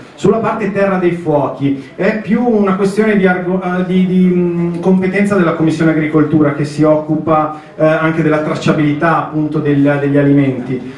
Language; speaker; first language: Italian; native; Italian